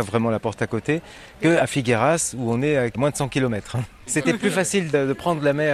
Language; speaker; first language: French; native; French